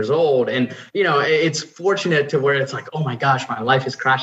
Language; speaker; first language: English; non-native, local second language; Nepali